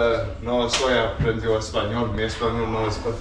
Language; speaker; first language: Spanish; non-native, learner; English